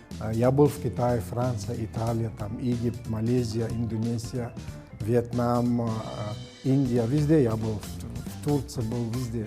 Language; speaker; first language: Russian; non-native, learner; Arabic